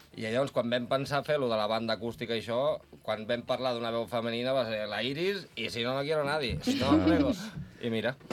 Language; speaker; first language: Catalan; non-native, local second language; Spanish